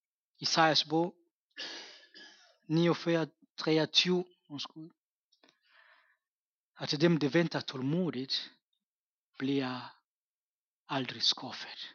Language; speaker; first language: Danish; non-native, fluent; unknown